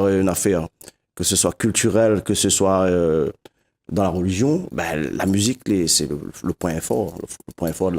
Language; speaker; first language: French; non-native, local second language; Réunion Creole French